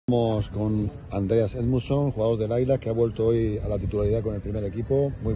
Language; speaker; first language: Spanish; native; Spanish